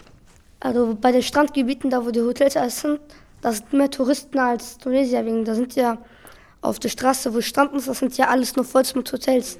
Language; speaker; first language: German; early bilingual, other home language; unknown